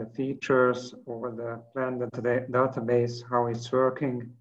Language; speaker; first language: English; non-native, fluent; Hungarian